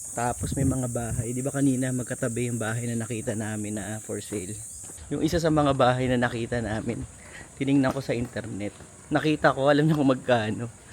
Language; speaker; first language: Filipino; native; Filipino